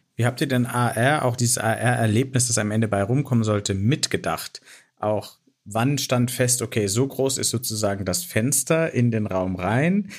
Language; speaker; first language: German; native; German